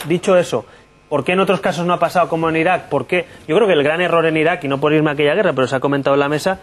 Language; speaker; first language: Spanish; native; Spanish